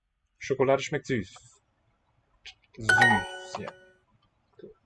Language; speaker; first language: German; non-native, learner; English